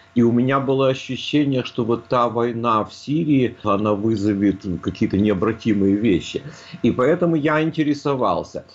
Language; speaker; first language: Russian; native; Russian